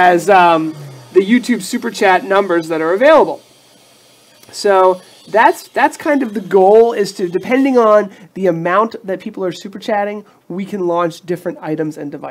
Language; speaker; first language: English; native; English